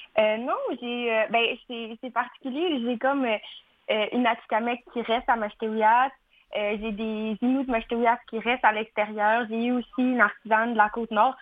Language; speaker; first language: French; native; French